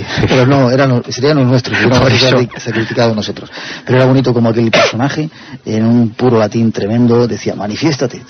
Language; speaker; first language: Spanish; native; Spanish